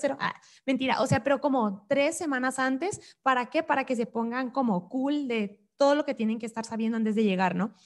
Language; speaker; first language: Spanish; native; Spanish